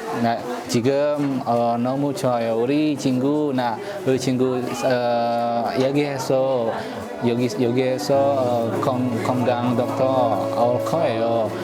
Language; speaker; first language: Korean; non-native, learner; Indonesian